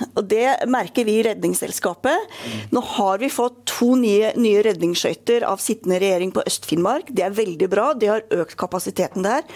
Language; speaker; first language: Norwegian; native; Norwegian